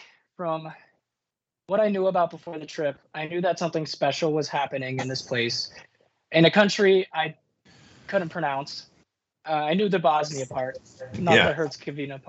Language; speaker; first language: English; native; English